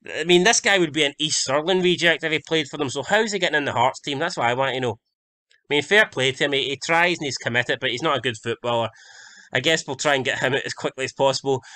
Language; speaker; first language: English; native; English